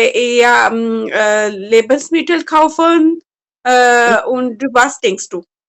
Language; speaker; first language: German; non-native, learner; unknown